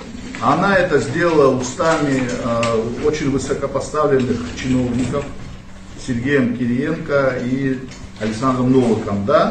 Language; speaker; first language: Russian; non-native, local second language; Abkhazian